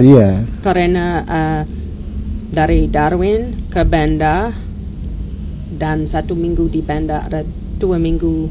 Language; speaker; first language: Indonesian; non-native, learner; English